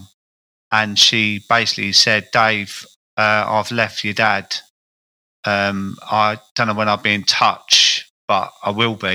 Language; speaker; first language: English; native; English